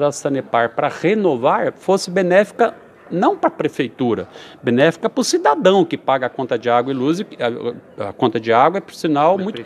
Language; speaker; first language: Portuguese; native; Portuguese